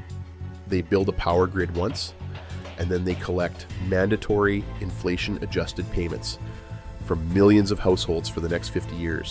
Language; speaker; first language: English; native; English